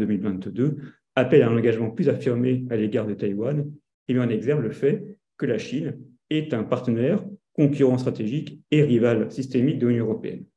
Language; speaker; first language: French; native; French